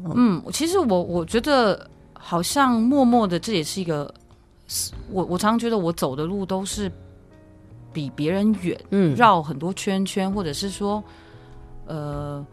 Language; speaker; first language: Chinese; native; Chinese